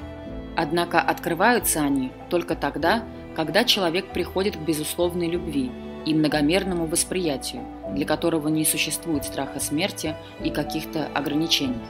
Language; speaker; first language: Russian; native; Russian